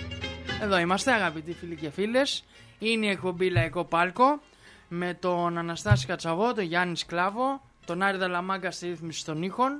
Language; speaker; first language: Greek; native; Greek